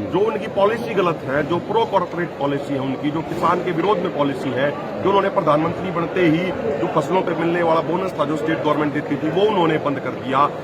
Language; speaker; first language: Hindi; native; Hindi